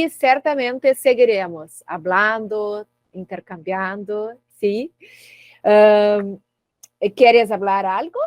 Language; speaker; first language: Spanish; non-native, learner; Portuguese